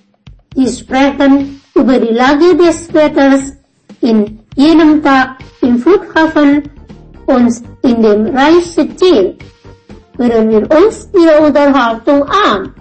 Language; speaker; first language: German; non-native, fluent; Indonesian